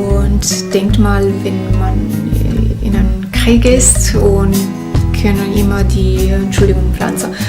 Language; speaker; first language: German; non-native, fluent; Italian